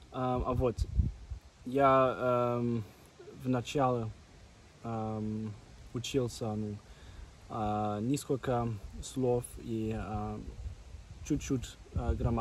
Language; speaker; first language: Russian; non-native, learner; German